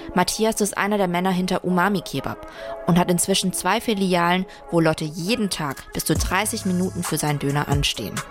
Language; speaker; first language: German; early bilingual, other home language; Vietnamese